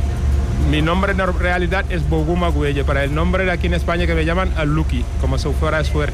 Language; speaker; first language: Spanish; non-native, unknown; Wolof